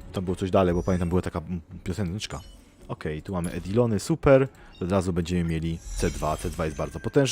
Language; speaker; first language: Polish; native; Polish